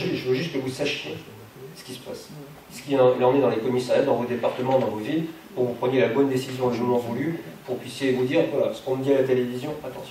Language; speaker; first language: French; native; French